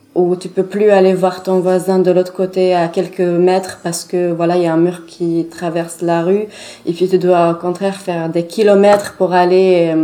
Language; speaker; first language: French; non-native, fluent; Arabic